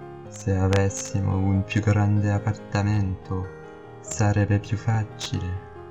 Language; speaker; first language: Italian; non-native, learner; French